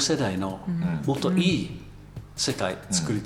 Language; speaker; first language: Japanese; non-native, learner; English